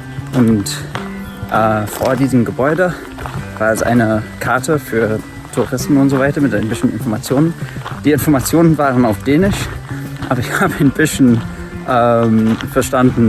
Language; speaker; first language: German; non-native, fluent; English